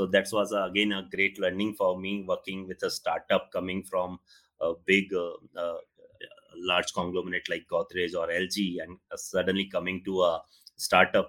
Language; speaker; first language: English; non-native, local second language; Hindi